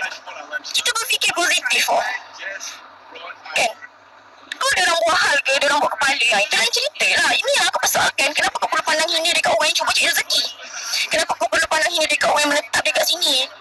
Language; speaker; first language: Malay; native; Malay